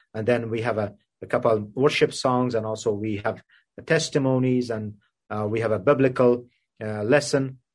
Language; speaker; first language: English; non-native, fluent; Persian